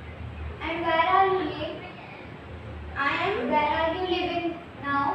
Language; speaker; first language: English; non-native, learner; Hindi